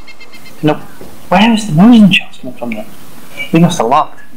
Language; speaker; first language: English; native; English